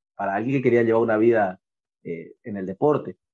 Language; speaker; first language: Spanish; native; Spanish